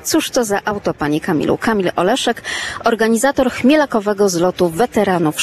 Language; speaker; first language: Polish; native; Polish